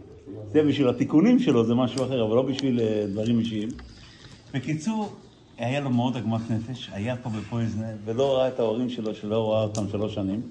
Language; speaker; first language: Hebrew; non-native, fluent; Yiddish